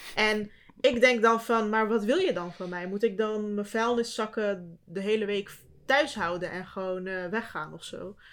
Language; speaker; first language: Dutch; early bilingual, other home language; Turkish